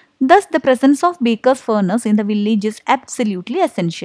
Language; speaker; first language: English; non-native, local second language; Malayalam